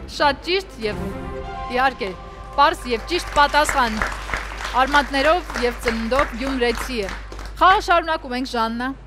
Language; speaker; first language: Armenian; native; Armenian